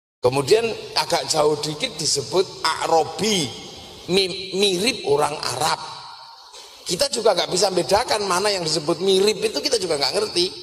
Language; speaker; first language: Indonesian; non-native, local second language; Javanese